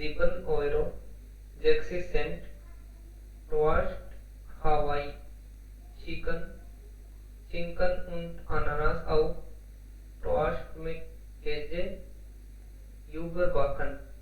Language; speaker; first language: German; non-native, learner; Hindi